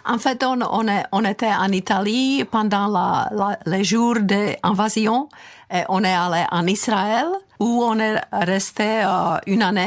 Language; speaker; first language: French; non-native, fluent; Czech